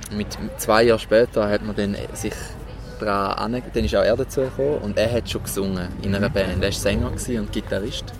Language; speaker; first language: German; native; German